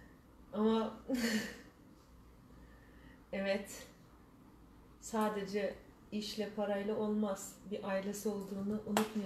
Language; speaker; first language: Turkish; early bilingual, heritage; Turkish